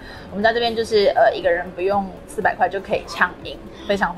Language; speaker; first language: Chinese; native; Chinese